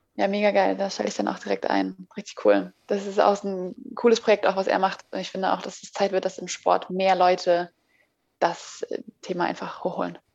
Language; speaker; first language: German; native; German